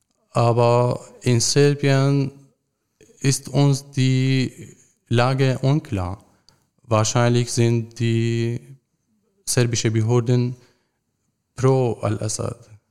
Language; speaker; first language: German; non-native, fluent; Arabic